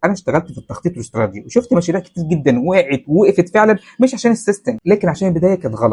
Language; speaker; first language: Arabic; native; Arabic